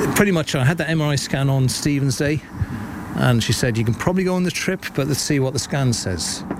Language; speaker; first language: English; native; English